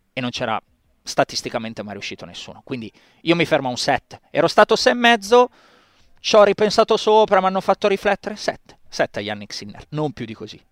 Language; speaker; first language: Italian; native; Italian